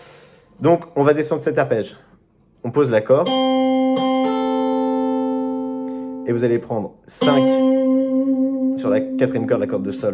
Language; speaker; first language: French; native; French